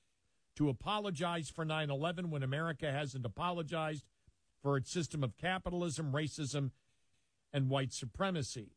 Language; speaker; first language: English; native; English